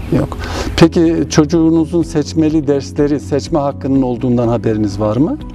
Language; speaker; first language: Turkish; non-native, local second language; Zaza